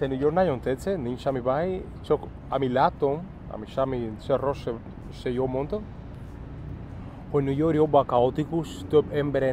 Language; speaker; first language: Hungarian; non-native, learner; English